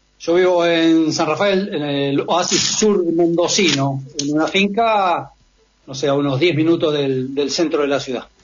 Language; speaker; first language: Spanish; native; Spanish